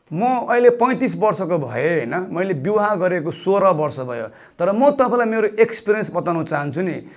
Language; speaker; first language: Nepali; non-native, local second language; Eastern Tamang